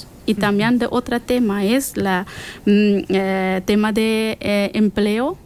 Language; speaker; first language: Spanish; non-native, learner; Persian